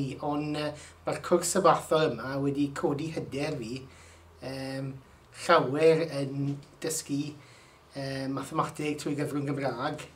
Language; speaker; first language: Welsh; non-native, learner; English